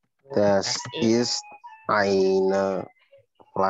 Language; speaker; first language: German; non-native, learner; Indonesian